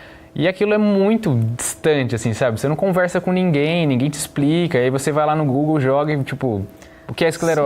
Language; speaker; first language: Portuguese; native; Portuguese